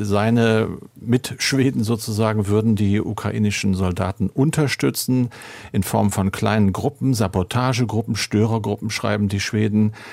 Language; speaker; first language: German; native; German